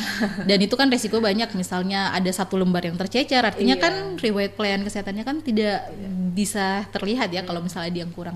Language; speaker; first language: Indonesian; native; Indonesian